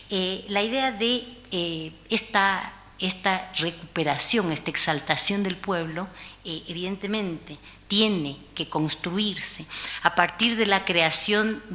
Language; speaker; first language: Spanish; native; Spanish